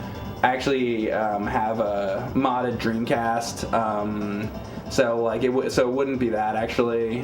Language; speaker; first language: English; native; English